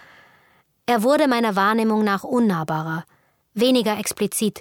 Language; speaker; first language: German; native; German